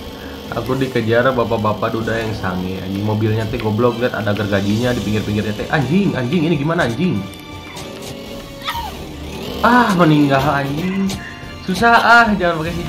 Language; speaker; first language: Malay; non-native, local second language; Sundanese